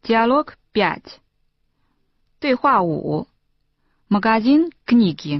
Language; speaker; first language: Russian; non-native, fluent; Chinese